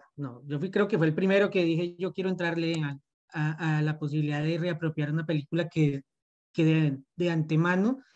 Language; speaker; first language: Spanish; native; Spanish